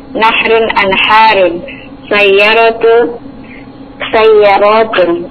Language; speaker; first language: Arabic; non-native, learner; Indonesian